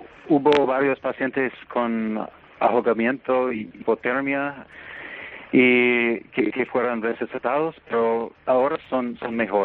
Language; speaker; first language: Spanish; non-native, fluent; English